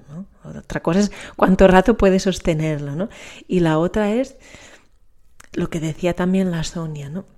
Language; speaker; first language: Spanish; non-native, local second language; Catalan